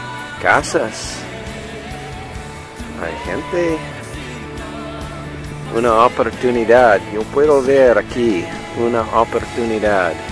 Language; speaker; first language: Spanish; non-native, learner; English